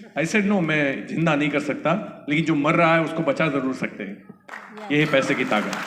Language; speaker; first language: Hindi; non-native, local second language; Gujarati